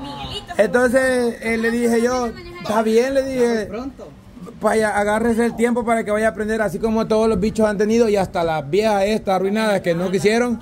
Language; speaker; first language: Spanish; native; Spanish